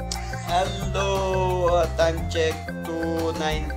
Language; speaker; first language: English; non-native, local second language; Filipino